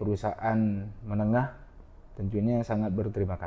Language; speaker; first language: Indonesian; non-native, local second language; Madurese